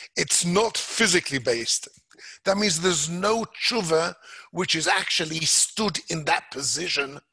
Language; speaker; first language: English; native; English